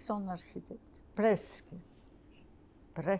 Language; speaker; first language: French; non-native, learner; Russian